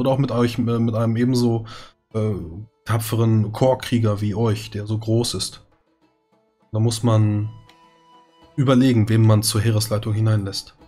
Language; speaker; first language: German; native; German